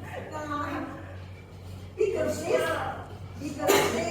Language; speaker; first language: English; non-native, fluent; Indonesian